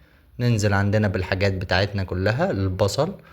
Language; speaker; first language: Arabic; native; Arabic